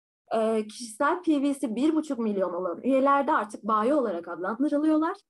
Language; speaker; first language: Turkish; native; Turkish